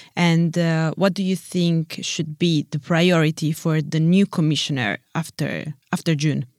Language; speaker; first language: English; non-native, fluent; Italian